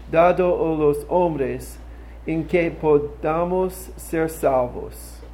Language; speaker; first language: Spanish; non-native, learner; English